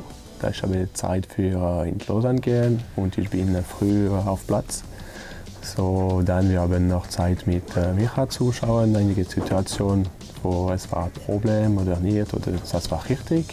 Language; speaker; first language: German; non-native, local second language; French